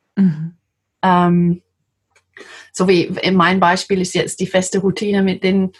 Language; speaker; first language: German; non-native, fluent; English